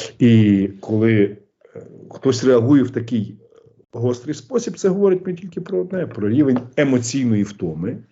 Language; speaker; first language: Ukrainian; native; Ukrainian